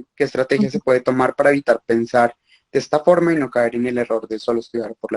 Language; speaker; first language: Spanish; native; Spanish